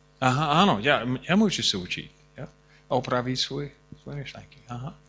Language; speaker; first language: Czech; non-native, fluent; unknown